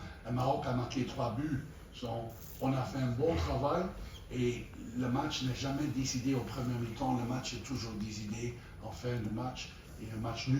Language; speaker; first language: French; non-native, learner; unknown